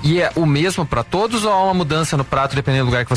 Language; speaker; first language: Portuguese; native; Portuguese